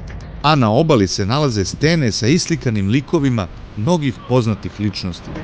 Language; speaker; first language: Serbian; native; Serbian